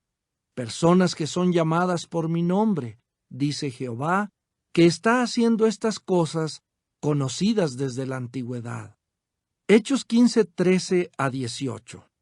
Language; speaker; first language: Spanish; native; Spanish